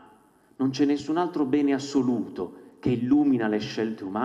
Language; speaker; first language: Italian; native; Italian